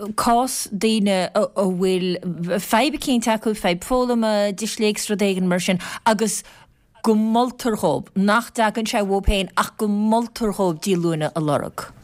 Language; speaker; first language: Irish; native; Irish